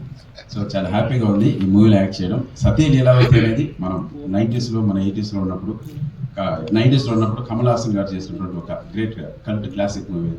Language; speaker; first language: Telugu; native; Telugu